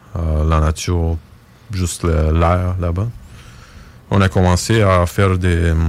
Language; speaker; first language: French; non-native, fluent; Bulgarian